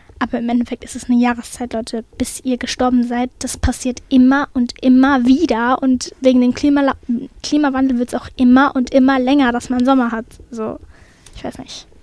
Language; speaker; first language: German; early bilingual, other home language; Persian